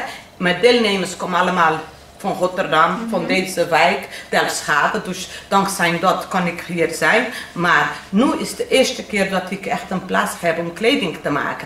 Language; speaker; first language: Dutch; non-native, learner; Portuguese